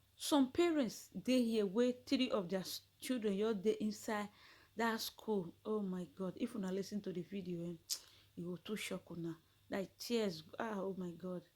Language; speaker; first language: Nigerian Pidgin; native; Nigerian Pidgin